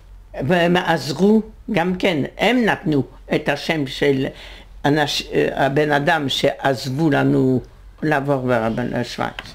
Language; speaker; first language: Hebrew; non-native, fluent; French